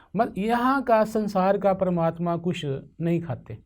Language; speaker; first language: Hindi; non-native, local second language; Punjabi